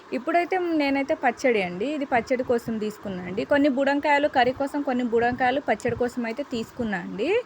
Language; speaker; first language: Telugu; non-native, local second language; Lambadi